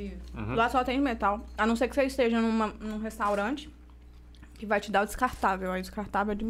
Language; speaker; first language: Portuguese; native; Portuguese